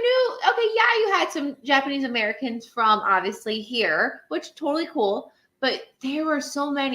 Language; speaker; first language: English; native; English